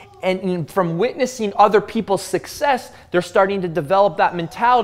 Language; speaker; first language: English; native; English